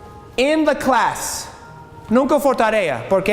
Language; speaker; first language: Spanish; non-native, learner; English